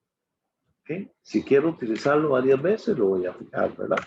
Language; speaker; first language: Spanish; native; Spanish